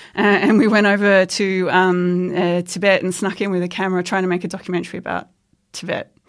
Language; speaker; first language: English; native; English